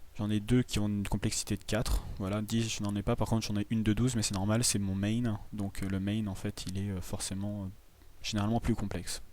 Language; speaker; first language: French; native; French